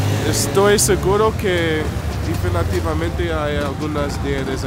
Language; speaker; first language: Spanish; non-native, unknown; English